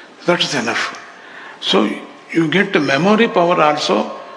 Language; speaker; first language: English; non-native, local second language; Telugu